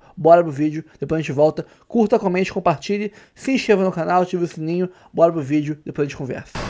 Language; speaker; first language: Portuguese; native; Portuguese